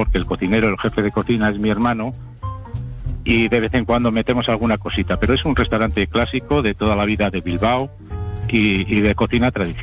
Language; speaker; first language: Spanish; native; Spanish